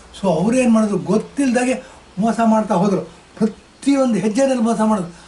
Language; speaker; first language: Kannada; native; Kannada